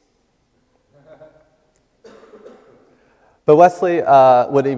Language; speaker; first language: English; native; English